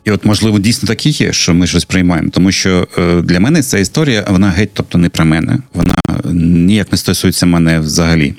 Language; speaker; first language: Ukrainian; non-native, local second language; Russian